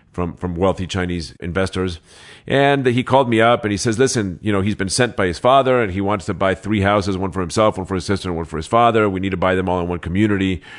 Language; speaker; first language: English; early bilingual, other home language; Spanish